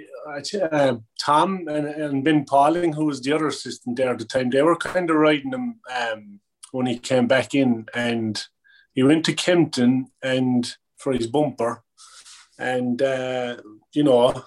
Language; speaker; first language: English; native; English